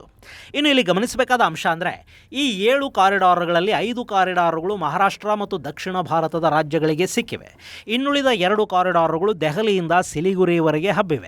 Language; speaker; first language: Kannada; native; Kannada